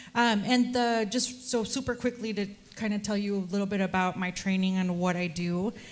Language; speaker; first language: English; early bilingual, other home language; Spanish